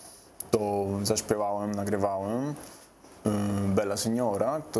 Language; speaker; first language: Polish; non-native, learner; Italian